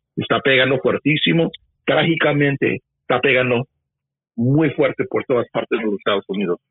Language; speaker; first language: Spanish; early bilingual, heritage; Spanish